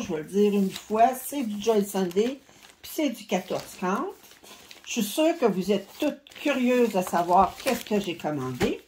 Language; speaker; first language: French; native; French